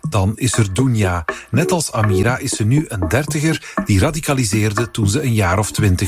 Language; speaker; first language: Dutch; native; Dutch